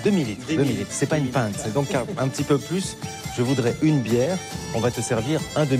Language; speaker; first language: French; native; French